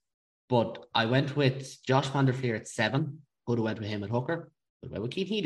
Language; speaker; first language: English; native; English